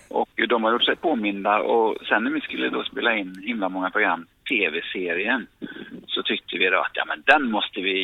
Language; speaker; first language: Swedish; native; Swedish